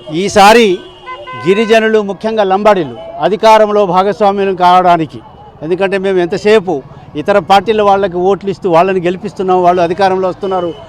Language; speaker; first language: Telugu; non-native, local second language; Lambadi